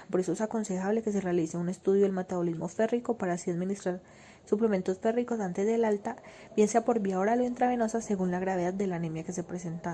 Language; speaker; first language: Spanish; native; Spanish